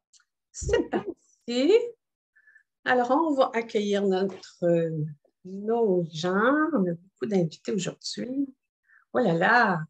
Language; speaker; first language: French; native; French